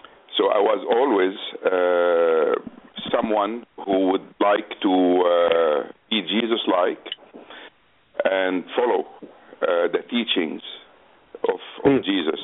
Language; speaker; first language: English; non-native, fluent; Arabic